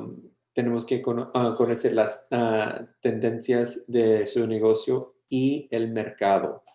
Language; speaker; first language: Spanish; early bilingual, heritage; English